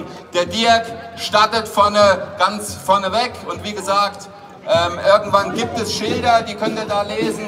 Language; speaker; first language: German; native; German